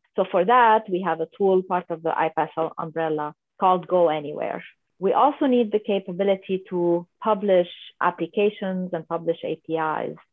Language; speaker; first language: English; non-native, fluent; Arabic